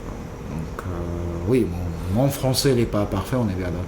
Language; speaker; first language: French; non-native, fluent; Russian